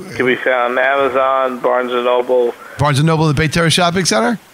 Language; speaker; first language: English; native; English